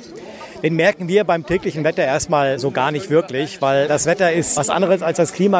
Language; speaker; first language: German; native; German